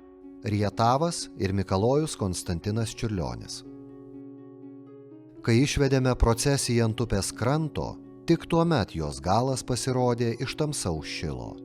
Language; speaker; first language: Lithuanian; native; Lithuanian